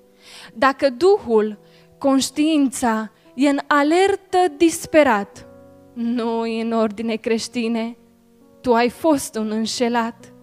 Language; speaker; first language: Romanian; native; Romanian